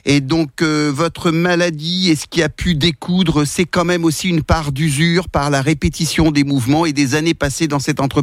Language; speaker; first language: French; native; French